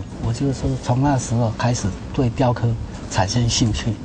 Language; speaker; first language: Chinese; native; Chinese